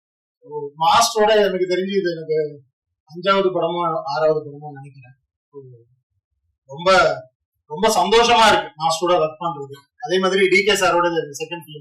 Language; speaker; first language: Tamil; native; Tamil